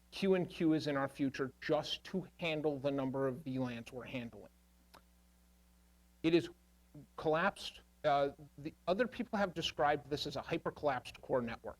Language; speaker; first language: English; native; English